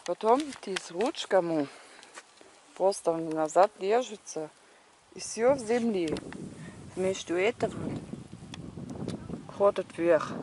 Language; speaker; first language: Russian; non-native, learner; German